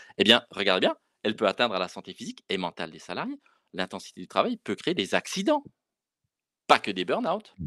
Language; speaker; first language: French; native; French